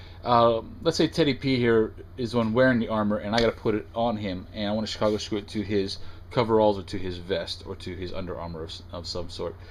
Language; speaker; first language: English; native; English